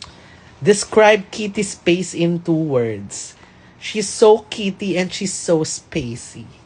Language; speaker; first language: English; non-native, local second language; Filipino